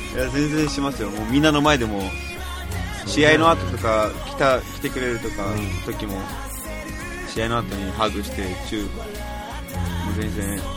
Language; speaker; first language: Japanese; non-native, fluent; Portuguese